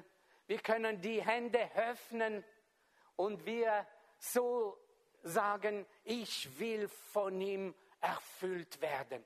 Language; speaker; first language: German; non-native, fluent; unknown